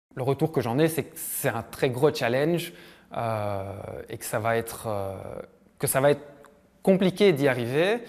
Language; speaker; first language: French; native; French